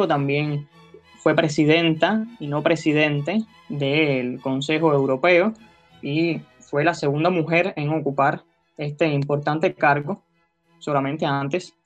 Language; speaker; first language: Spanish; native; Spanish